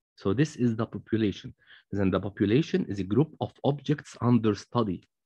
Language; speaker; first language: English; non-native, fluent; Arabic